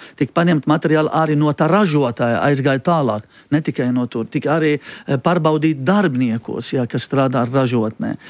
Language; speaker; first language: Latvian; non-native, fluent; Arabic